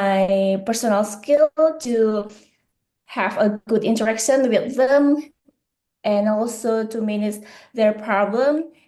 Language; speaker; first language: English; non-native, learner; Indonesian